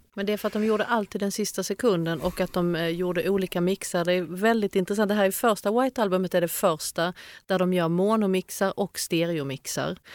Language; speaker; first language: Swedish; native; Swedish